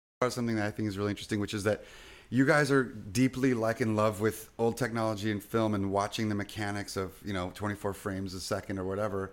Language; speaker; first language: English; native; English